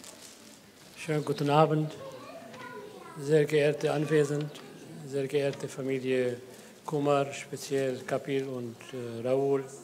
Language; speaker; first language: German; non-native, fluent; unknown